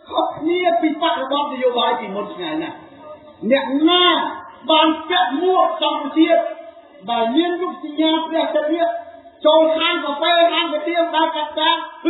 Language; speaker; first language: Khmer; native; Khmer